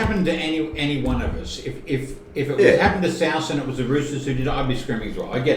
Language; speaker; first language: English; native; English